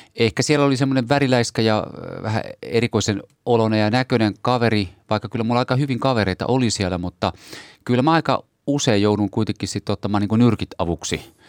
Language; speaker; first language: Finnish; native; Finnish